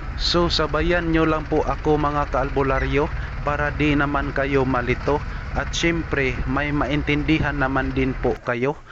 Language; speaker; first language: Filipino; non-native, local second language; Cebuano